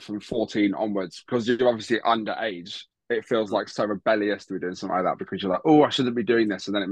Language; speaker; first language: English; native; English